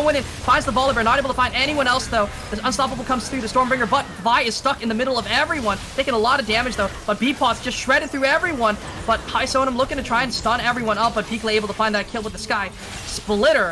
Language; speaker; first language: English; native; English